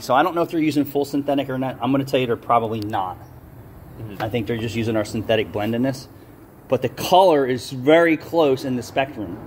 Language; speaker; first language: English; native; English